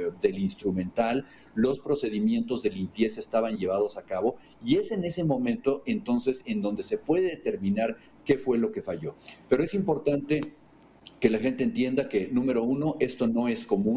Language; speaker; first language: Spanish; native; Spanish